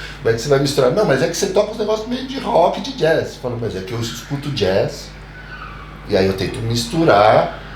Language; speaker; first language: Portuguese; native; Portuguese